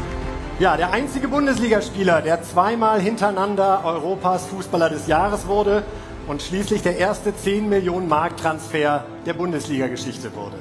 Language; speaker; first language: German; native; German